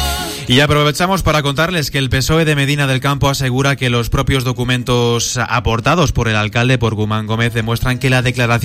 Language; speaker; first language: Spanish; native; Spanish